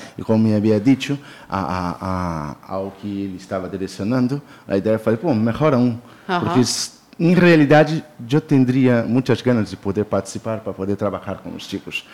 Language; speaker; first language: Spanish; non-native, learner; Portuguese